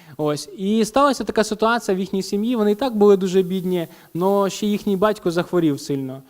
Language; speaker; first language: Ukrainian; non-native, local second language; Russian